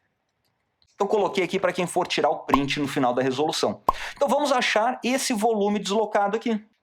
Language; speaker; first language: Portuguese; native; Portuguese